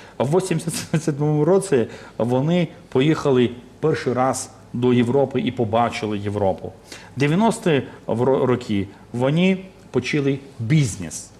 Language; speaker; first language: Ukrainian; non-native, local second language; Russian